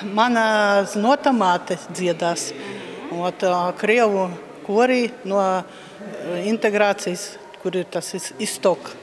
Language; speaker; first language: Latvian; non-native, local second language; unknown